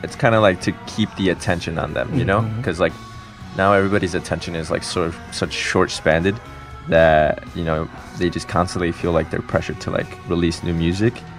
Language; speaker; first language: English; early bilingual, other home language; Spanish